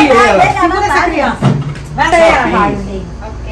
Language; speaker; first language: Portuguese; native; Portuguese